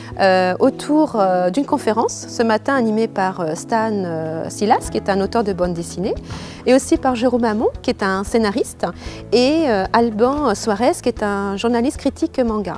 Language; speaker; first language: French; native; French